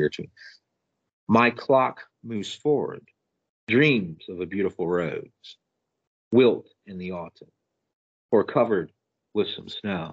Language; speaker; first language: English; native; English